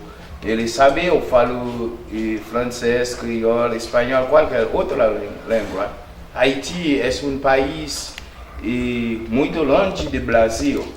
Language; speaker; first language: Portuguese; non-native, learner; Haitian Creole